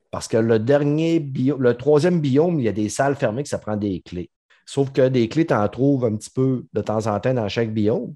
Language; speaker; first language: French; native; French